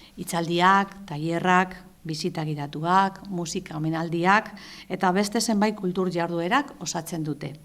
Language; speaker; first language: Basque; native; Basque